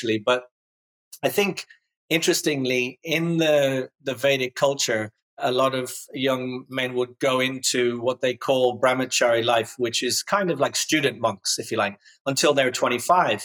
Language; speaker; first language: English; native; English